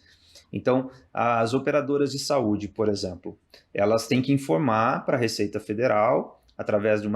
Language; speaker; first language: Portuguese; native; Portuguese